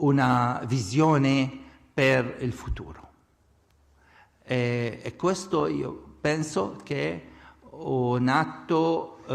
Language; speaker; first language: Italian; non-native, fluent; Arabic